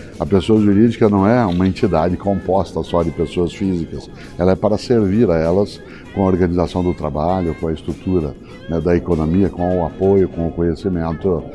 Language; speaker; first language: Portuguese; native; Portuguese